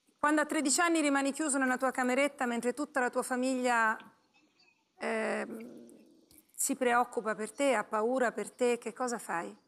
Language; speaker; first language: Italian; native; Italian